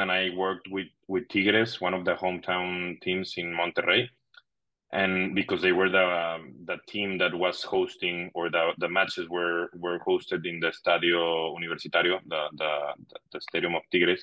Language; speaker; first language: English; non-native, fluent; Spanish